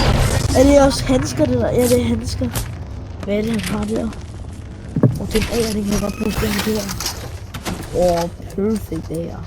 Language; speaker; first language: Danish; native; Danish